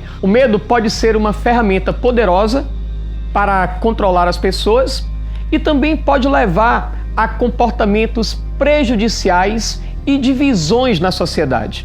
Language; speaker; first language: Portuguese; native; Portuguese